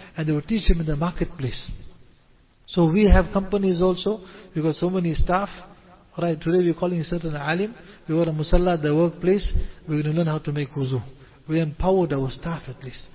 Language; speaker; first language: English; native; English